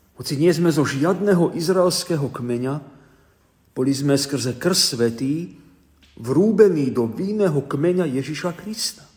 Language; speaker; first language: Slovak; native; Slovak